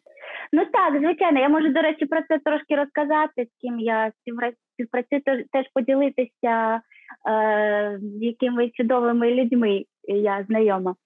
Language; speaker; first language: Ukrainian; native; Ukrainian